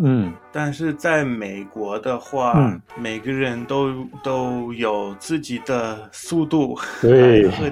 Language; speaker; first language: Chinese; non-native, fluent; English